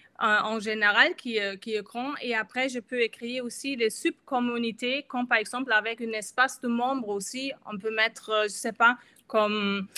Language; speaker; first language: French; non-native, fluent; German